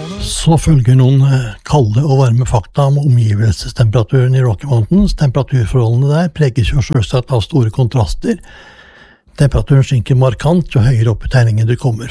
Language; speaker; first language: Norwegian; native; Norwegian